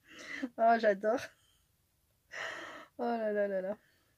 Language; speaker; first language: French; native; French